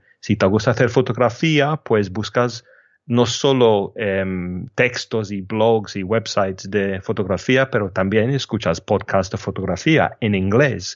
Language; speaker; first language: Spanish; non-native, fluent; English